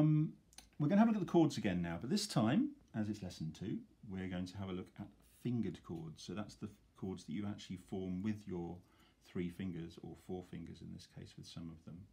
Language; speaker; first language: English; native; English